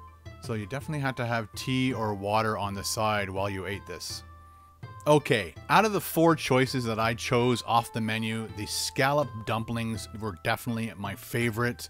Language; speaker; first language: English; native; English